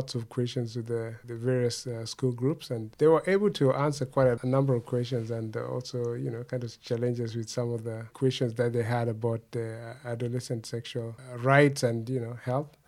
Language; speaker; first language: English; non-native, local second language; Luo (Kenya and Tanzania)